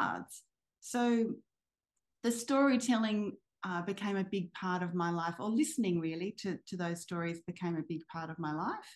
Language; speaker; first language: English; native; English